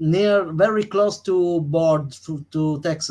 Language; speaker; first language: English; non-native, learner; Italian